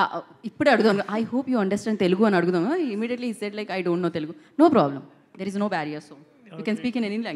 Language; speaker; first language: Telugu; native; Telugu